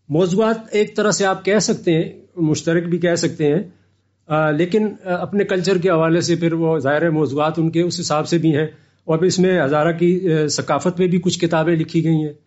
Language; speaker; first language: Urdu; non-native, local second language; Northern Hindko